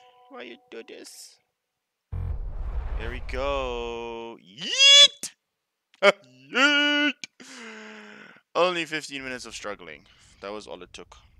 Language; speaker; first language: English; non-native, local second language; Afrikaans